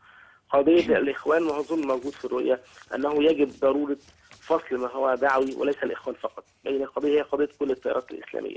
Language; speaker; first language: Arabic; native; Arabic